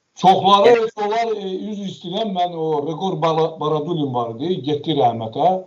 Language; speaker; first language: Azerbaijani; non-native, local second language; Talysh